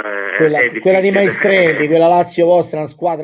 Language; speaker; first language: Italian; native; Italian